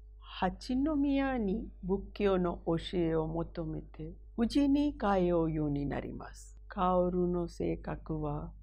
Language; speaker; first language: Japanese; non-native, fluent; Hindi